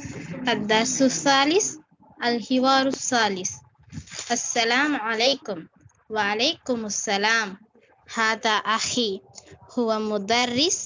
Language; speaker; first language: Arabic; non-native, learner; Tamil